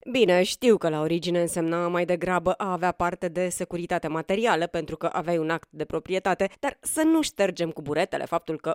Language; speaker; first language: Romanian; native; Romanian